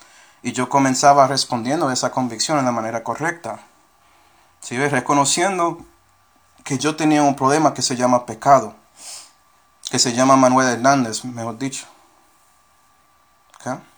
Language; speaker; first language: Spanish; early bilingual, heritage; Spanish